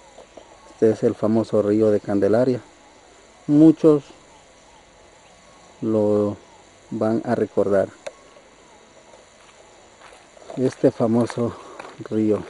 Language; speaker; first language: Spanish; native; Spanish